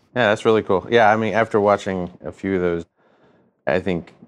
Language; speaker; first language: English; native; English